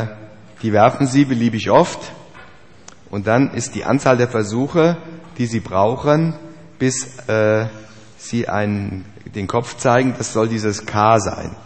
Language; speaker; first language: German; native; German